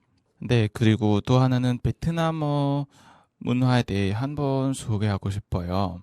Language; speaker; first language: Korean; non-native, fluent; Vietnamese